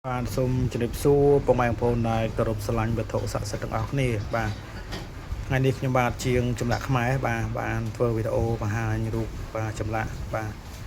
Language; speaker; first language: Khmer; native; Khmer